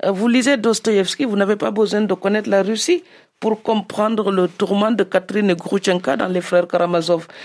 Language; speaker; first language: French; non-native, local second language; Serer